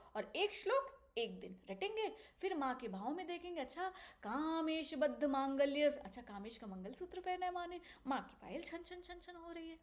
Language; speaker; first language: Hindi; native; Hindi